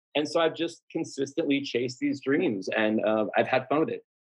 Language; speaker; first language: English; native; English